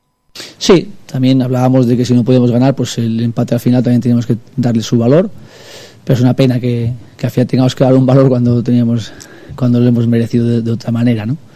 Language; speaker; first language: Spanish; native; Spanish